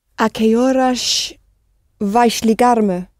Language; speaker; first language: Portuguese; non-native, learner; English